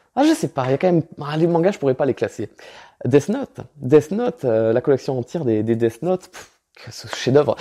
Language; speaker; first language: French; native; French